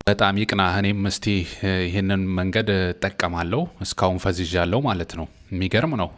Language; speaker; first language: Amharic; native; Amharic